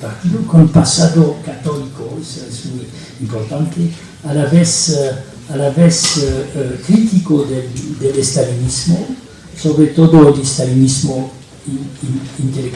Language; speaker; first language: Spanish; non-native, fluent; French